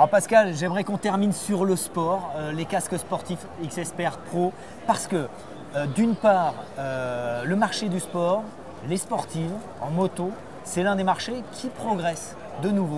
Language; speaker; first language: French; native; French